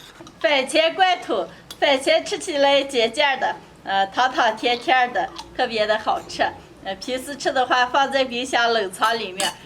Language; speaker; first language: Chinese; native; Chinese